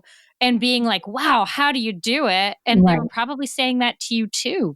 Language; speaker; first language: English; native; English